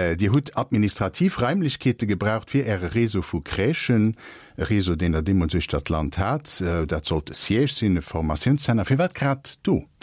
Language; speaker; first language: Luxembourgish; native; Luxembourgish